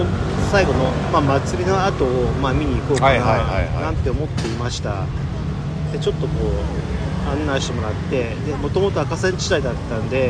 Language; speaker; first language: Japanese; native; Japanese